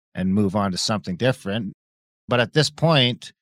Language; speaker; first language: English; native; English